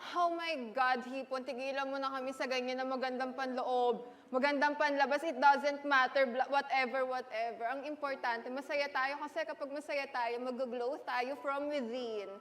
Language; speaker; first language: Filipino; native; Filipino